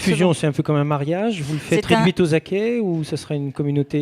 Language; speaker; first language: French; native; French